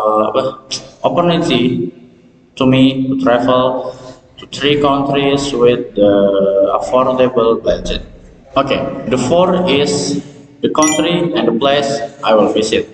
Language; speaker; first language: English; non-native, learner; Indonesian